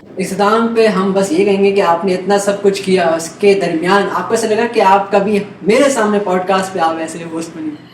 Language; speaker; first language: Urdu; native; Urdu